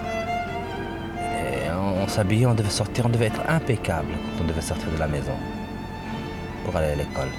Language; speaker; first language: French; native; French